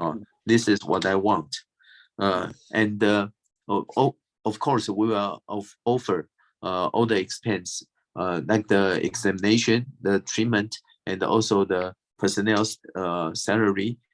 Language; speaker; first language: English; non-native, fluent; Chinese